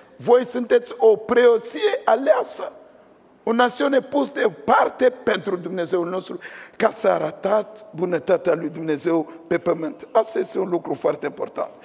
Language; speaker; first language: Romanian; non-native, fluent; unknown